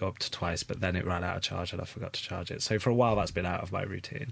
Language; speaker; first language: English; native; English